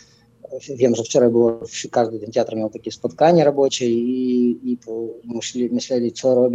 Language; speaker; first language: Polish; non-native, fluent; Russian